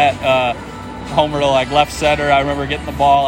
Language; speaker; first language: English; native; English